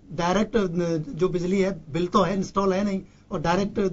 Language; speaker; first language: Hindi; native; Hindi